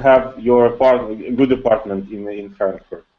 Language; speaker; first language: English; non-native, fluent; Russian